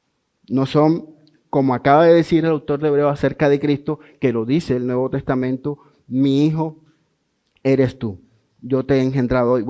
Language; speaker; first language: Spanish; native; Spanish